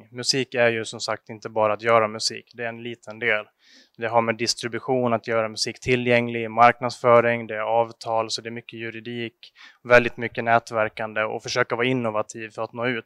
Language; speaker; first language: Swedish; native; Swedish